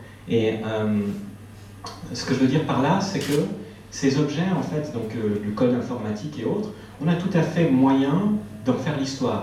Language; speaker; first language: French; native; French